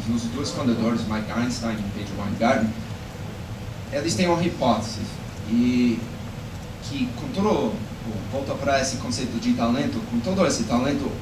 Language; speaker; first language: Portuguese; non-native, fluent; English